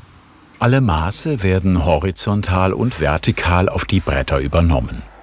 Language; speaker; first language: German; native; German